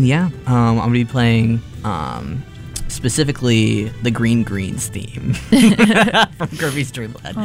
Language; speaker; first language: English; native; English